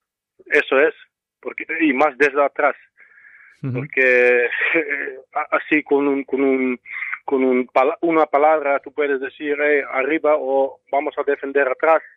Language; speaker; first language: Spanish; non-native, fluent; Dutch